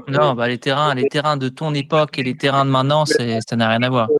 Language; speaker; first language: French; native; French